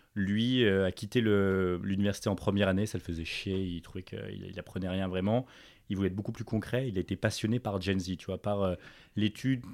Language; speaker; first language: French; native; French